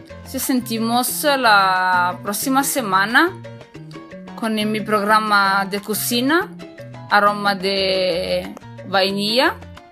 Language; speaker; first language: Italian; native; Italian